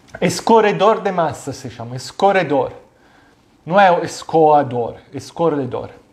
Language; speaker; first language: Portuguese; non-native, fluent; Italian